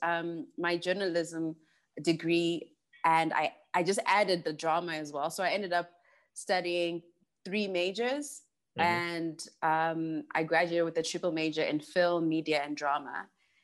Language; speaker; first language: English; non-native, local second language; Shona